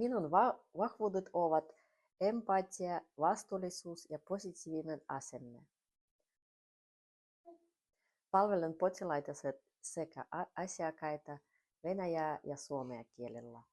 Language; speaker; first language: Finnish; non-native, learner; Russian